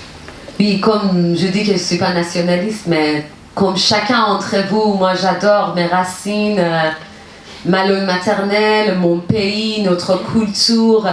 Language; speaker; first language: French; non-native, learner; Persian